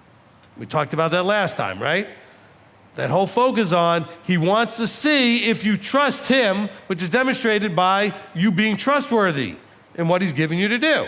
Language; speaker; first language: English; native; English